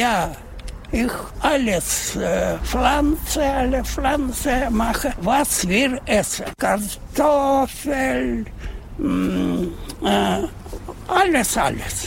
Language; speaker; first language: German; non-native, learner; Russian